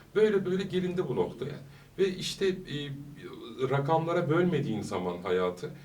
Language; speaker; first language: Turkish; early bilingual, heritage; Turkish